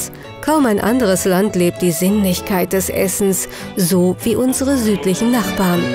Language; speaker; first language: German; native; German